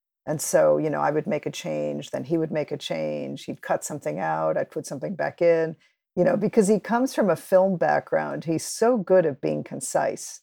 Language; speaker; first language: English; early bilingual, other home language; Spanish